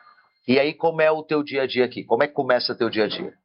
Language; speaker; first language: Portuguese; native; Portuguese